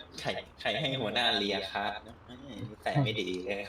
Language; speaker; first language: Thai; native; Thai